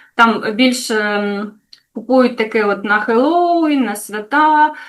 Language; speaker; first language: Ukrainian; native; Ukrainian